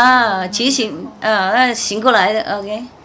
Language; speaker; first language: Chinese; non-native, fluent; Vietnamese